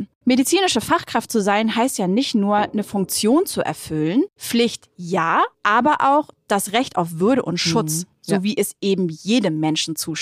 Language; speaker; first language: German; native; German